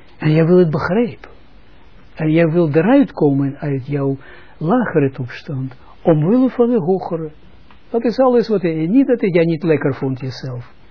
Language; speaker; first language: Dutch; non-native, fluent; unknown